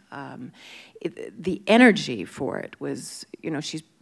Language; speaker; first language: English; native; English